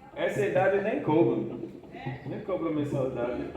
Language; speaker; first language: Portuguese; non-native, fluent; English